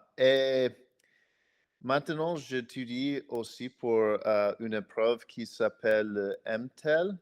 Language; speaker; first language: French; non-native, fluent; English